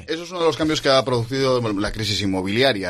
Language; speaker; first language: Spanish; native; Spanish